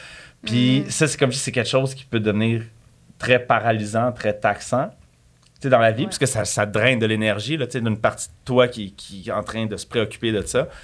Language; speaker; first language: French; native; French